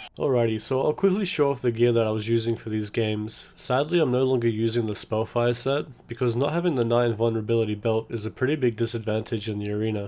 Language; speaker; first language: English; native; English